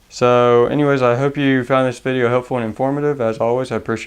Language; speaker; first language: English; native; English